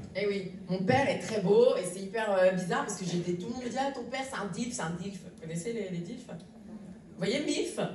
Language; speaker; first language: French; native; French